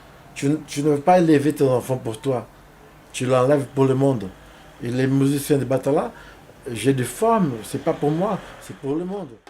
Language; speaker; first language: French; non-native, fluent; Portuguese